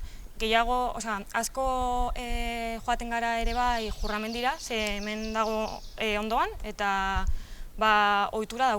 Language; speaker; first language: Basque; non-native, local second language; Spanish